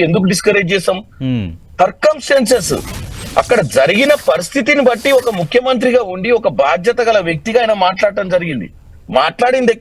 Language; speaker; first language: Telugu; native; Telugu